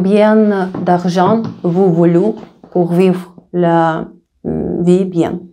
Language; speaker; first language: French; non-native, learner; Russian